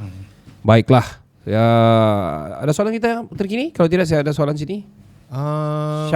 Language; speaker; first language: Malay; native; Malay